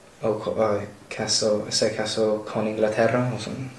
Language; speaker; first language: Spanish; non-native, learner; English